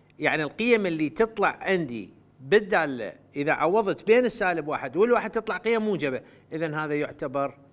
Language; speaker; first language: Arabic; non-native, local second language; Central Kurdish